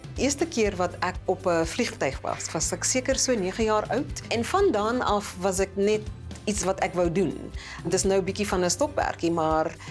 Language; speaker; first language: Afrikaans; non-native, local second language; Northern Sotho